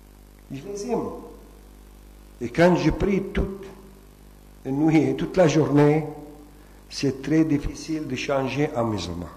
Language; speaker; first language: French; non-native, fluent; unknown